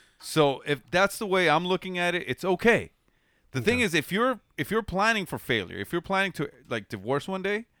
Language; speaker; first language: English; early bilingual, other home language; Spanish